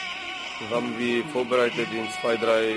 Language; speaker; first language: German; non-native, learner; Greek